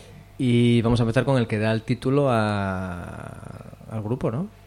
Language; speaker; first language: Spanish; native; Spanish